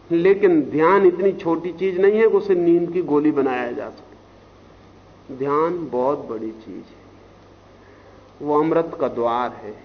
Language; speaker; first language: Hindi; native; Hindi